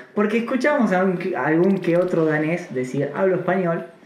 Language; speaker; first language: Spanish; native; Spanish